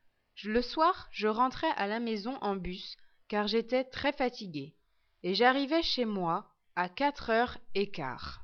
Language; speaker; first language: French; non-native, learner; English